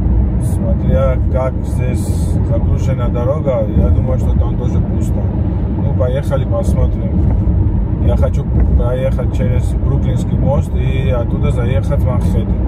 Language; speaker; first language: Russian; non-native, fluent; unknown